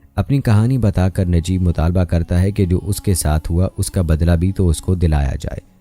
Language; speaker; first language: Urdu; native; Urdu